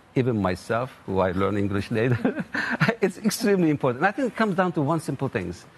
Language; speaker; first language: English; non-native, fluent; Turkish